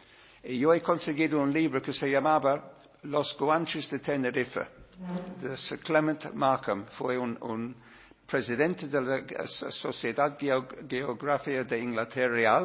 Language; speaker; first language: Spanish; non-native, learner; English